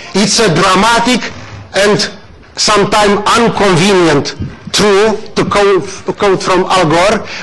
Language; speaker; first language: English; non-native, fluent; Romanian